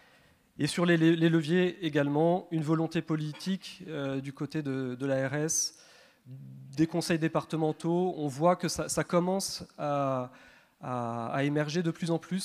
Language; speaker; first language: French; native; French